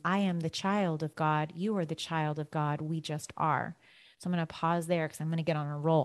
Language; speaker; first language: English; native; English